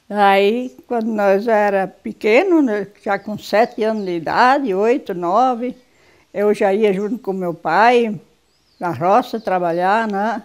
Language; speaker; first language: Portuguese; non-native, local second language; German